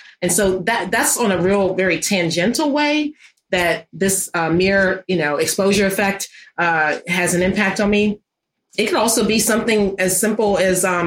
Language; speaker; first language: English; native; English